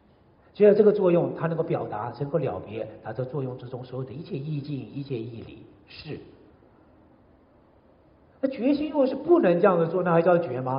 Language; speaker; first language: Chinese; native; Chinese